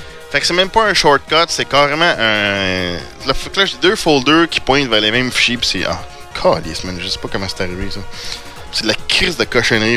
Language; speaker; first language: French; native; French